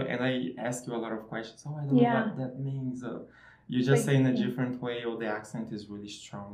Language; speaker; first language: English; non-native, fluent; Portuguese